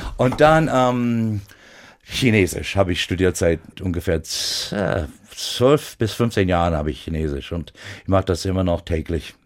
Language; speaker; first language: German; non-native, fluent; English